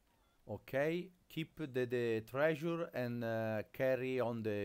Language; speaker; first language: English; non-native, learner; Italian